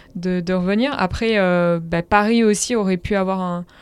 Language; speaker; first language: French; native; French